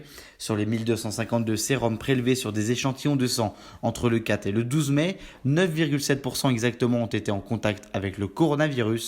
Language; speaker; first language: French; native; French